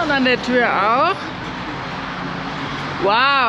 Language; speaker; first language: German; native; German